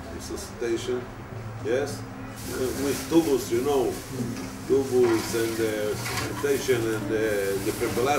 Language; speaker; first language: English; non-native, learner; Hebrew